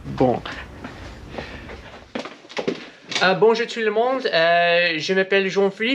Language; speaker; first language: French; non-native, learner; English